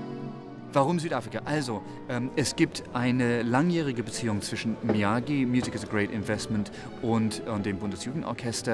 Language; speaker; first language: German; non-native, fluent; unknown